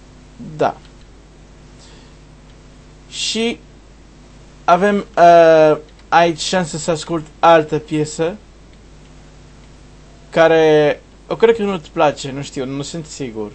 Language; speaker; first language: Romanian; non-native, learner; Portuguese